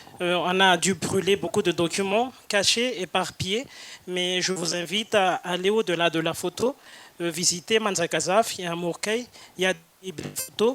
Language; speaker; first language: French; non-native, local second language; Malagasy